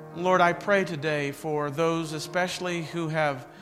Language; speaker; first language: English; native; English